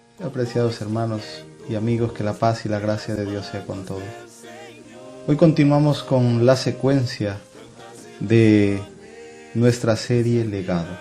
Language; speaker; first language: Spanish; native; Spanish